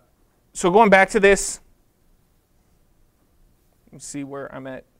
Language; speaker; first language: English; native; English